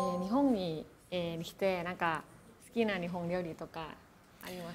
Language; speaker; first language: Japanese; non-native, fluent; Thai